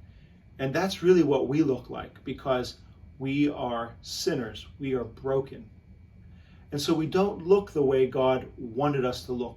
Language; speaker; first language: English; native; English